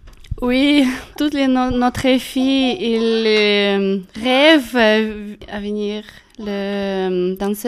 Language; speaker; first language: French; non-native, learner; Russian